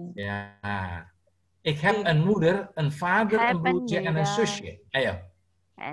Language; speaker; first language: Dutch; non-native, fluent; Indonesian